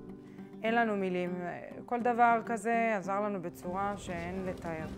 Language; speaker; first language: Hebrew; native; Hebrew